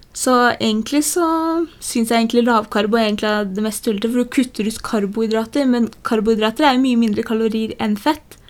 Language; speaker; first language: Norwegian; early bilingual, other home language; Polish